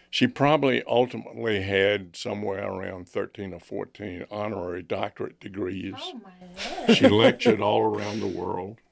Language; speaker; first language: English; native; English